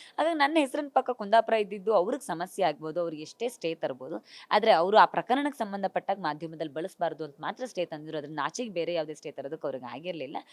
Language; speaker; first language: Kannada; native; Kannada